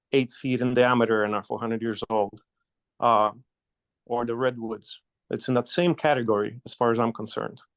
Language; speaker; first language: English; non-native, fluent; Polish